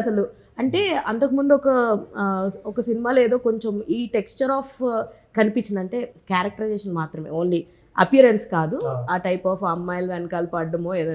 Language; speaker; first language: Telugu; native; Telugu